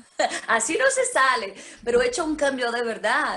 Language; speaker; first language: Spanish; non-native, fluent; Portuguese